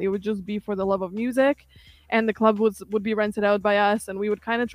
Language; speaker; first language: English; non-native, fluent; Kazakh